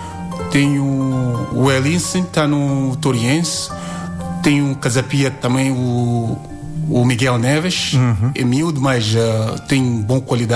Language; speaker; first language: Portuguese; non-native, learner; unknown